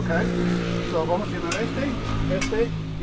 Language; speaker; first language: Spanish; non-native, learner; English